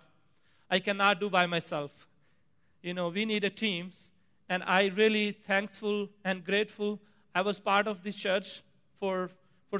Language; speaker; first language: English; non-native, local second language; Punjabi